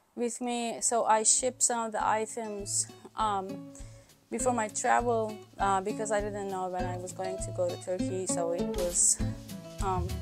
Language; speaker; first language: English; non-native, fluent; Turkish